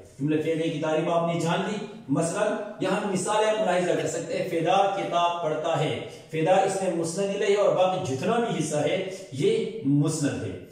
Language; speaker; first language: Urdu; non-native, local second language; Pashto